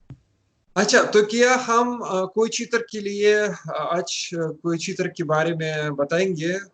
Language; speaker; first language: Hindi; non-native, learner; Russian